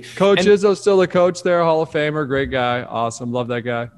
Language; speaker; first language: English; native; English